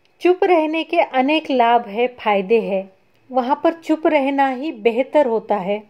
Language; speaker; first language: Hindi; non-native, local second language; Marathi